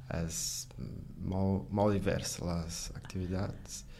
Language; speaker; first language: Catalan; non-native, learner; Portuguese